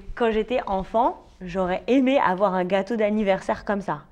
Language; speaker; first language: French; native; French